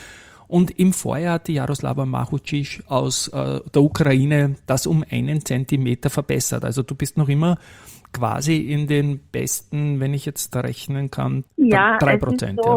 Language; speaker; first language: German; native; German